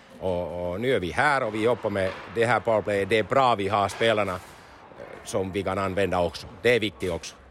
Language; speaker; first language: Swedish; non-native, learner; Finnish